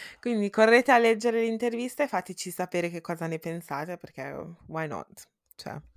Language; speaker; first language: Italian; early bilingual, heritage; Italian